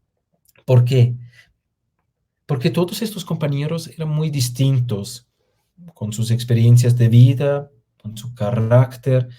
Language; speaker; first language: Spanish; non-native, fluent; German